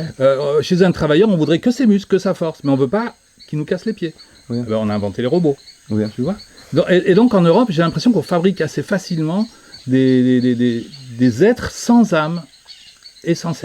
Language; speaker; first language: French; native; French